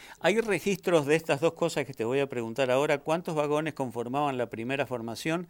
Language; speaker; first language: Spanish; native; Spanish